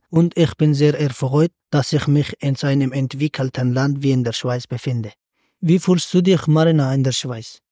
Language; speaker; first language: German; non-native, learner; Persian